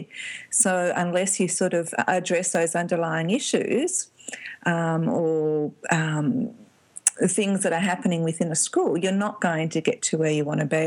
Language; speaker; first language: English; native; English